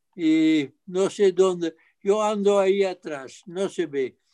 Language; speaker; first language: Spanish; non-native, fluent; Dutch